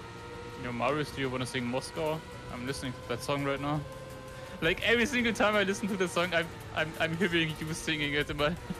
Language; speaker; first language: English; non-native, fluent; German